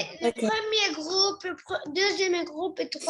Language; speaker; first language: French; non-native, local second language; Arabic